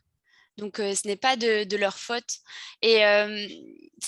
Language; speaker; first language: French; native; French